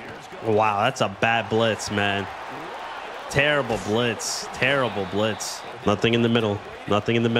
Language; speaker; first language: English; native; English